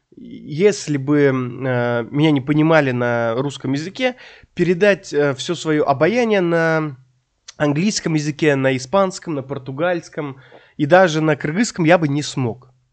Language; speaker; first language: Russian; native; Russian